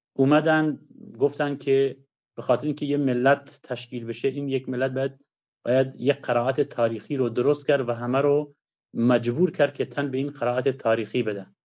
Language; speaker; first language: Persian; non-native, local second language; Kurdish